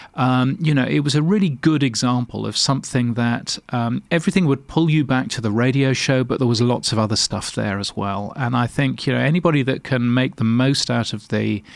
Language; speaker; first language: English; native; English